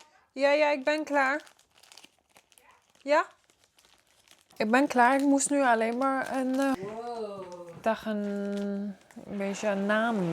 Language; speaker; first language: Dutch; early bilingual, heritage; Dutch